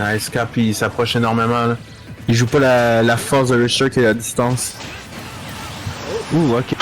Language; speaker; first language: French; native; French